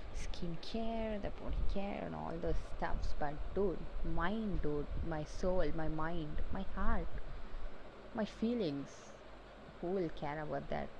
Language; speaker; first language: English; non-native, local second language; Tamil